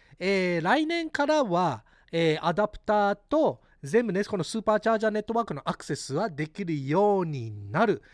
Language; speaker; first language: Japanese; early bilingual, heritage; Japanese